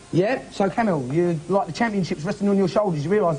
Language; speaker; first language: English; native; English